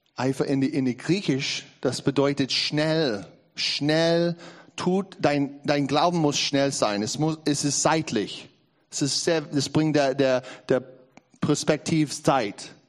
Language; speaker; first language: German; non-native, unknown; English